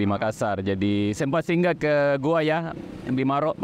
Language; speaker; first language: Indonesian; native; Indonesian